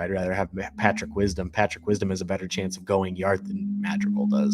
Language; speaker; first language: English; native; English